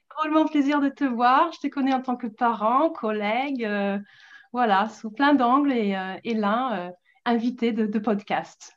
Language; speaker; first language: French; non-native, fluent; English